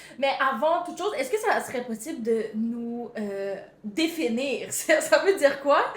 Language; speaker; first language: French; native; French